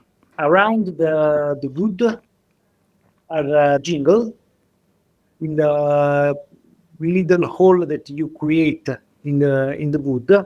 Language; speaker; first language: English; non-native, learner; Italian